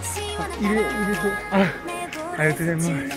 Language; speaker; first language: Japanese; non-native, learner; Korean